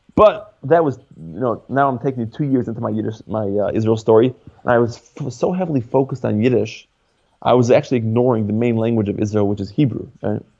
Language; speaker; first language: English; native; English